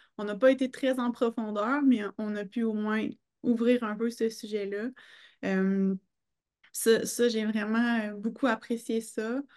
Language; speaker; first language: French; native; French